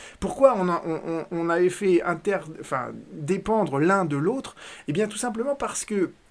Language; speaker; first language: French; native; French